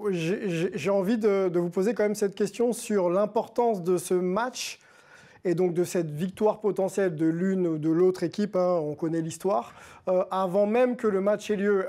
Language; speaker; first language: French; native; French